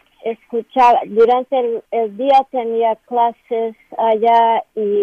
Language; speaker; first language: Spanish; non-native, learner; Portuguese